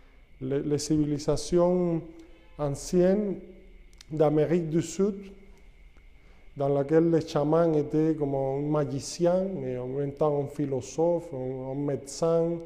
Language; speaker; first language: French; non-native, fluent; Spanish